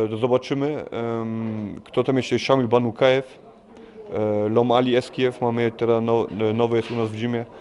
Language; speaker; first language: Polish; early bilingual, heritage; Polish